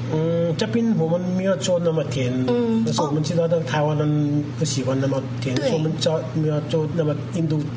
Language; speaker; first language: Chinese; non-native, learner; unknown